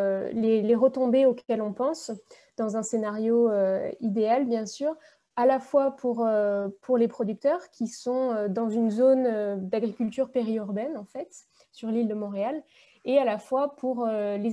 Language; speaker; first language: French; native; French